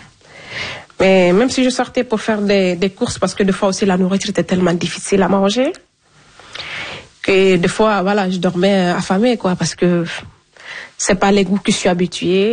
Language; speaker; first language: French; non-native, local second language; Fula